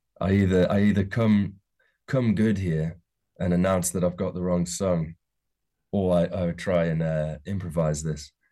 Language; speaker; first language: English; native; English